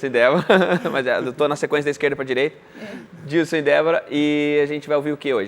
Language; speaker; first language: Portuguese; native; Portuguese